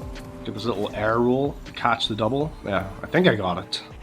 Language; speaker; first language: English; native; English